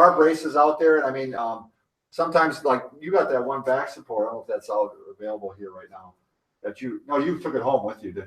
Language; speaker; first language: English; native; English